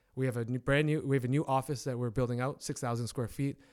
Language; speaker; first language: English; native; English